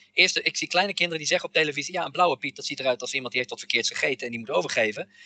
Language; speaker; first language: Dutch; non-native, fluent; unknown